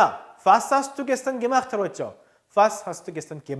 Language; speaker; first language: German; non-native, fluent; Korean